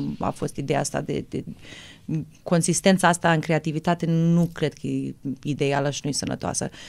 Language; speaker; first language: Romanian; early bilingual, heritage; Romanian